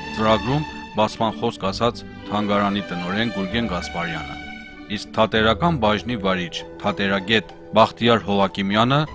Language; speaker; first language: Armenian; early bilingual, heritage; Armenian